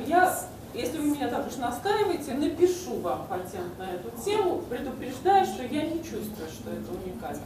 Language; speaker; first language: Russian; native; Russian